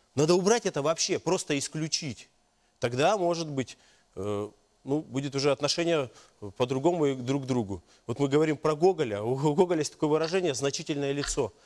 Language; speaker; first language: Russian; native; Russian